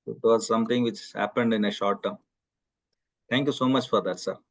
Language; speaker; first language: English; non-native, local second language; Tamil